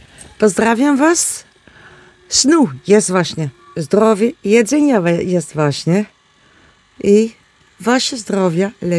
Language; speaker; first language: Polish; non-native, learner; Dutch